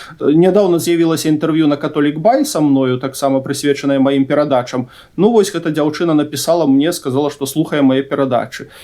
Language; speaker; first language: Belarusian; native; Belarusian